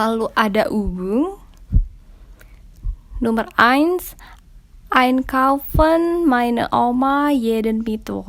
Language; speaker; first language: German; non-native, fluent; Indonesian